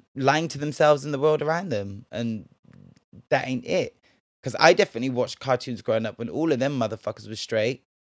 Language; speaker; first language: English; native; English